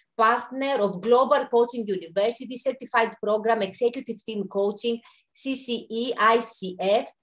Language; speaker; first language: English; non-native, fluent; Greek